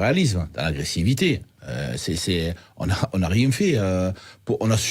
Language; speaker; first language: French; native; French